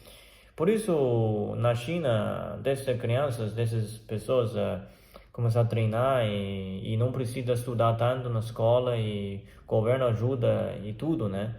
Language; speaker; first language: Portuguese; non-native, learner; Chinese